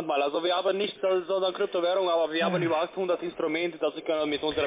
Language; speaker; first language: German; non-native, learner; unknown